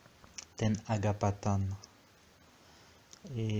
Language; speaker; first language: Greek; non-native, fluent; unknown